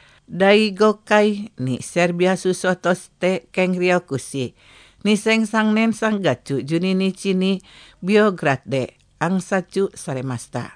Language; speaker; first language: Japanese; non-native, fluent; Indonesian